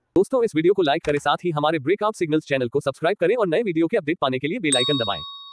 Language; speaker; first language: Hindi; native; Hindi